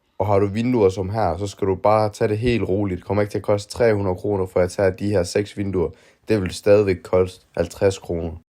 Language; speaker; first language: Danish; native; Danish